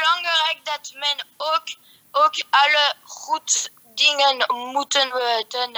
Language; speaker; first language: Dutch; early bilingual, heritage; Dutch